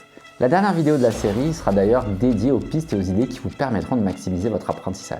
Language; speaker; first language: French; native; French